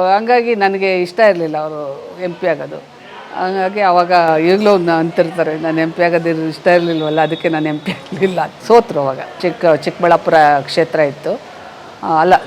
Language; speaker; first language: Kannada; native; Kannada